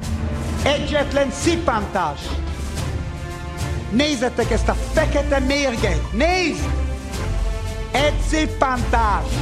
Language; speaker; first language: Hungarian; early bilingual, heritage; Hebrew